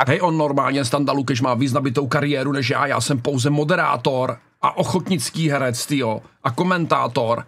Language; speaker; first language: Czech; native; Czech